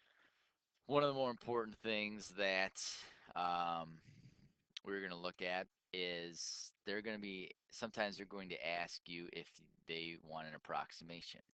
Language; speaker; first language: English; native; English